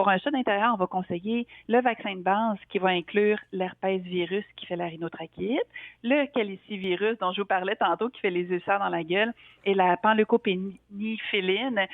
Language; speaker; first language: French; native; French